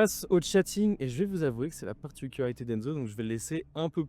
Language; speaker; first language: French; native; French